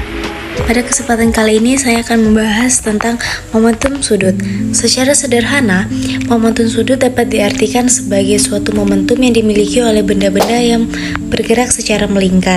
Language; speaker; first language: Indonesian; native; Indonesian